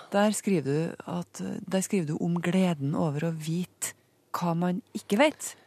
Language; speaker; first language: Norwegian; native; Norwegian